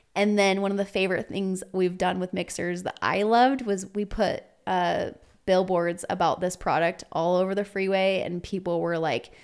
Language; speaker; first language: English; native; English